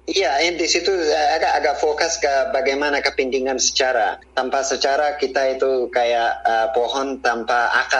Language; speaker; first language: Indonesian; non-native, fluent; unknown